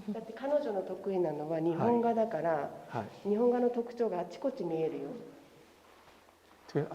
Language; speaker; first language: Japanese; native; Japanese